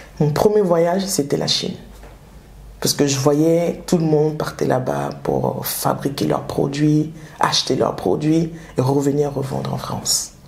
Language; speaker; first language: French; early bilingual, other home language; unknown